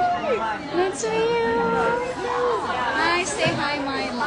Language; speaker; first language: English; non-native, learner; Thai